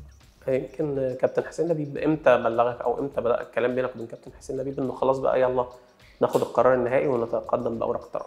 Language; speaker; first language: Arabic; native; Arabic